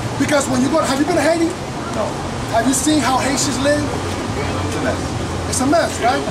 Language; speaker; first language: English; native; English